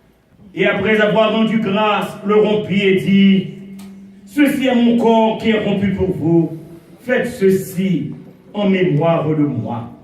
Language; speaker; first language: French; non-native, local second language; Haitian Creole